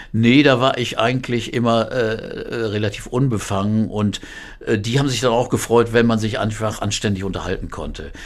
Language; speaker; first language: German; native; German